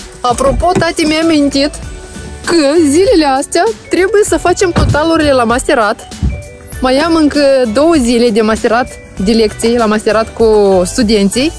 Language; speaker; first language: Romanian; native; Romanian